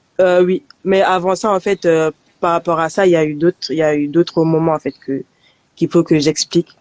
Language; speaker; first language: French; early bilingual, other home language; Soninke